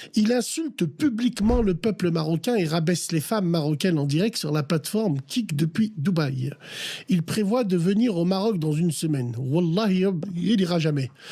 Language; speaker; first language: French; early bilingual, other home language; Arabic